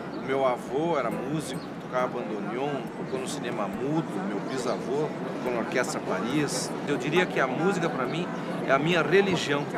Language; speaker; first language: Portuguese; non-native, local second language; Spanish